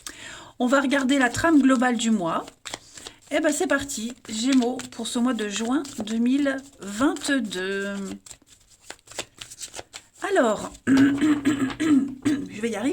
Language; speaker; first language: French; native; French